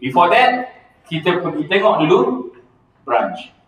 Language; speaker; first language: English; non-native, local second language; Malay